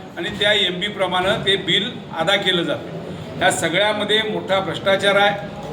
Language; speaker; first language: Marathi; native; Marathi